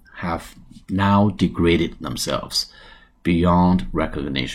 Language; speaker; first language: English; non-native, fluent; Chinese